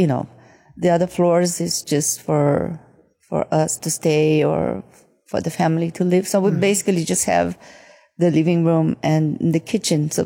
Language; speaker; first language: English; non-native, fluent; Japanese